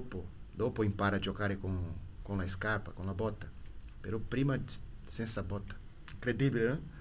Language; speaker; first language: Italian; non-native, learner; Portuguese